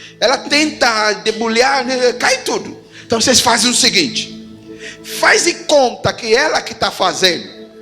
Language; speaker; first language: Portuguese; non-native, fluent; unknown